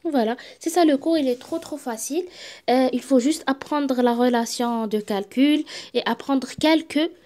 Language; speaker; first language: French; non-native, local second language; Arabic